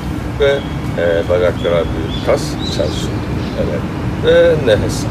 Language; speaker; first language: Turkish; non-native, learner; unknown